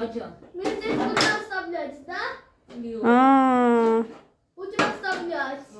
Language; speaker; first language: Russian; non-native, local second language; Armenian